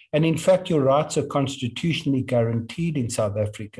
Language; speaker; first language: English; native; English